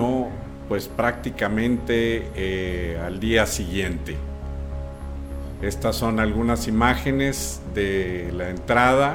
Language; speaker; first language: Spanish; native; Spanish